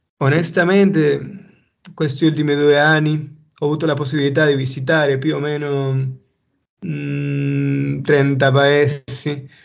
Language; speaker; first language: Italian; non-native, fluent; Spanish